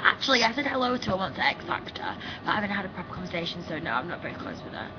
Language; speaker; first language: English; native; English